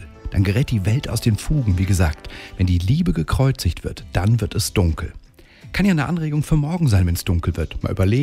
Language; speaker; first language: German; native; German